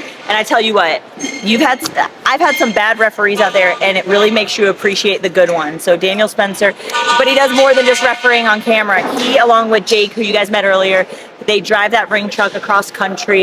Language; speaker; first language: English; native; English